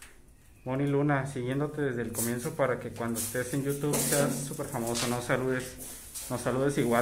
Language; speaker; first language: Spanish; native; Spanish